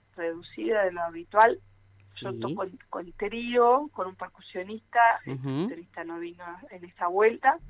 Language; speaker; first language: Spanish; early bilingual, other home language; Portuguese